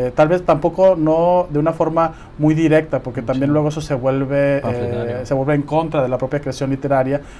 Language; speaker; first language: Spanish; native; Spanish